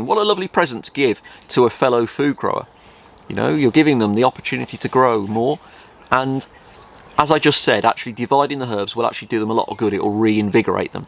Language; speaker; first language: English; native; English